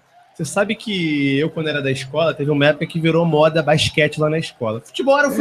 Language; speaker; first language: Portuguese; native; Portuguese